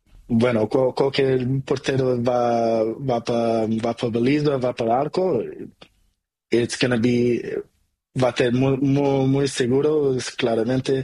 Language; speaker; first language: Spanish; non-native, learner; Portuguese